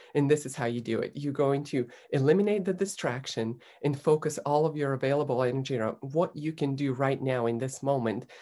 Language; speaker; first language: English; non-native, fluent; Bulgarian